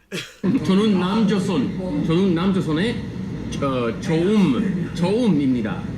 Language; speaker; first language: Korean; non-native, learner; English